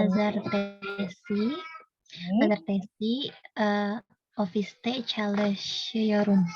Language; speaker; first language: Turkish; non-native, learner; Indonesian